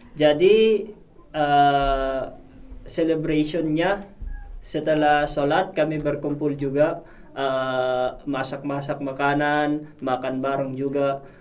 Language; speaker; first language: Indonesian; non-native, learner; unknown